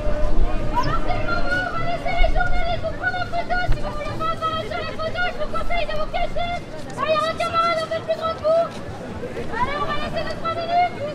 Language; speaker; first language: French; native; French